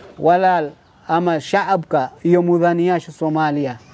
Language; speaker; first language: Somali; non-native, learner; Swahili